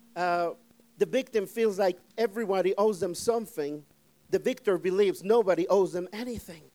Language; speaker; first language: English; non-native, fluent; Spanish